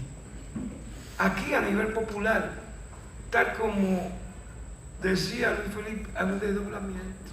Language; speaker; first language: Spanish; native; Spanish